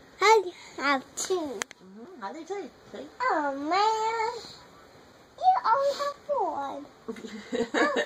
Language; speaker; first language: English; native; English